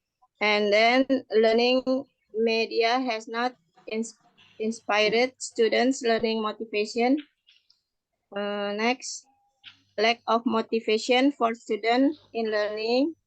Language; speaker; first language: English; non-native, learner; Indonesian